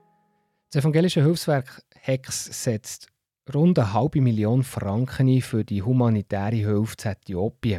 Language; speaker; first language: German; native; German